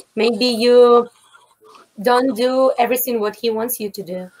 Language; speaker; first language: English; non-native, fluent; Ukrainian